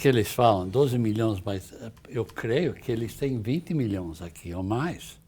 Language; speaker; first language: Portuguese; non-native, fluent; English